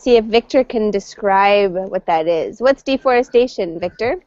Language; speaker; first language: English; native; English